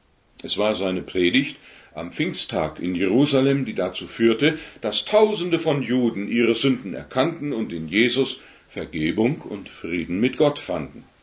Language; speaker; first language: German; native; German